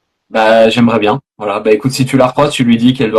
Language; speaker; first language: French; native; French